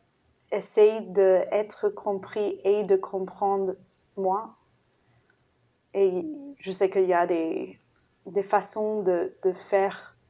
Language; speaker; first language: French; non-native, fluent; English